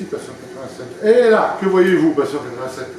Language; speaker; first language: French; native; French